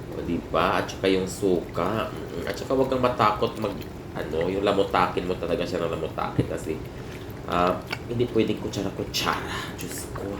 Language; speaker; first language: Filipino; non-native, local second language; Cebuano